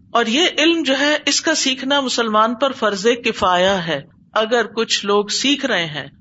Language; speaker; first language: Urdu; native; Urdu